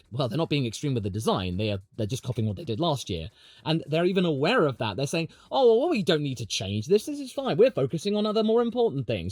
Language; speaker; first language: English; native; English